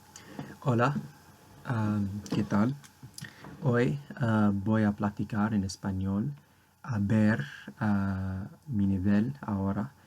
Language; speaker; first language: Spanish; non-native, learner; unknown